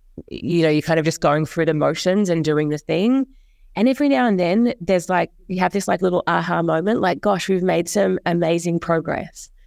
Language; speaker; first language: English; native; English